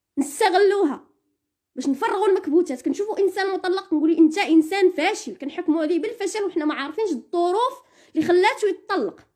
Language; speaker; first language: Arabic; native; Arabic